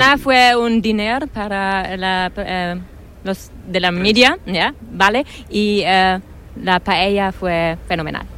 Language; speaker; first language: Spanish; non-native, learner; German